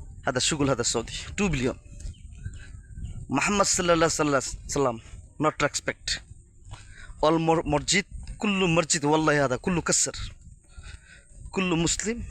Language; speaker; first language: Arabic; non-native, learner; Bangla